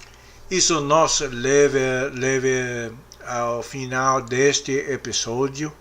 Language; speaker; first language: Portuguese; non-native, learner; English